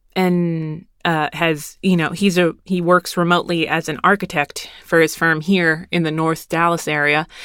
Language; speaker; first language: English; early bilingual, other home language; Spanish